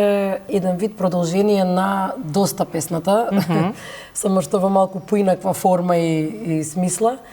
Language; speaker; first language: Macedonian; native; Macedonian